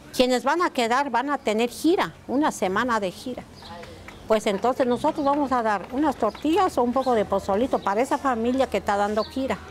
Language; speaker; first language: Spanish; non-native, local second language; Tzeltal